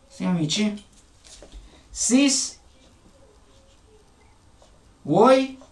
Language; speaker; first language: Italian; non-native, learner; Turkish